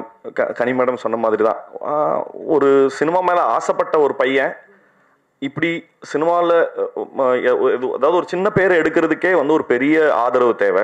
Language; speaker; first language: Tamil; native; Tamil